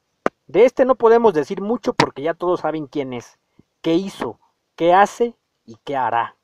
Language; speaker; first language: Spanish; native; Spanish